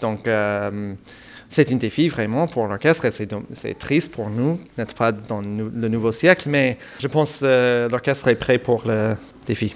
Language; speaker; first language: French; non-native, fluent; English